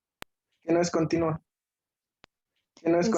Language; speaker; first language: Spanish; native; Spanish